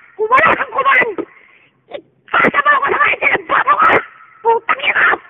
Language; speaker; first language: Filipino; native; Filipino